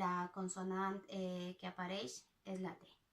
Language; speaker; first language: Catalan; non-native, local second language; Spanish